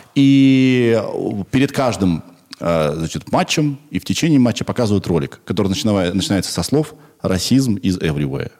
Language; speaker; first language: Russian; native; Russian